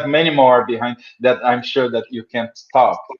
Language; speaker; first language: English; non-native, fluent; Portuguese